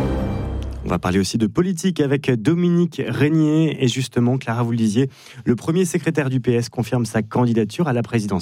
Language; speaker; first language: French; native; French